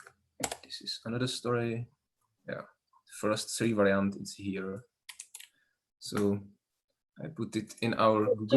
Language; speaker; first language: English; non-native, learner; Czech